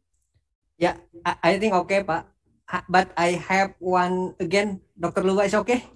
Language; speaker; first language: English; non-native, learner; Indonesian